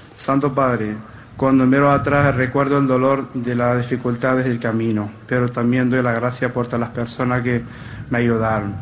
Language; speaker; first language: Spanish; non-native, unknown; Arabic